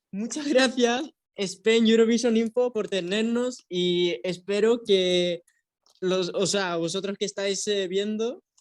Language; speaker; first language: Spanish; early bilingual, heritage; Spanish